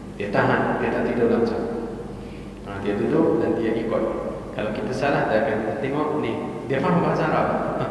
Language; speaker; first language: Malay; non-native, fluent; Arabic